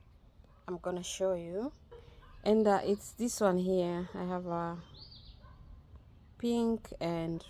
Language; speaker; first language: English; non-native, learner; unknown